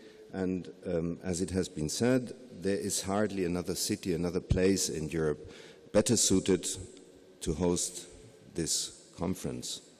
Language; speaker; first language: English; non-native, fluent; German